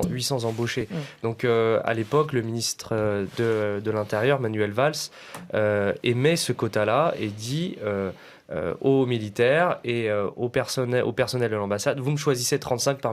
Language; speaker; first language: French; native; French